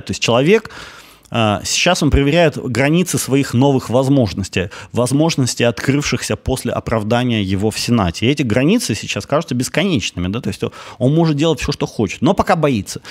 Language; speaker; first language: Russian; native; Russian